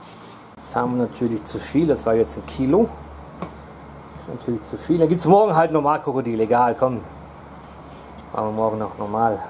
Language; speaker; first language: German; native; German